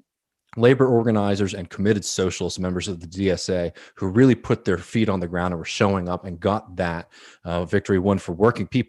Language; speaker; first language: English; native; English